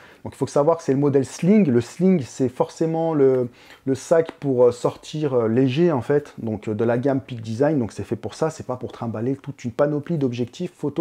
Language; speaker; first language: French; native; French